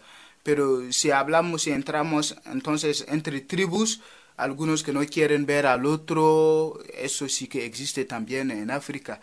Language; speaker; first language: Spanish; non-native, fluent; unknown